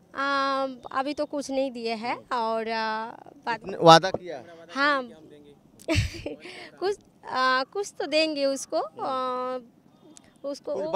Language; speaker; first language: Hindi; non-native, local second language; Bangla